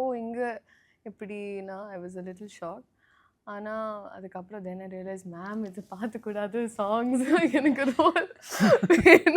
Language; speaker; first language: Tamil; non-native, learner; Telugu